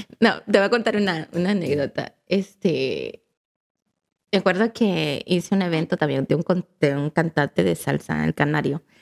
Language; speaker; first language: Spanish; native; Spanish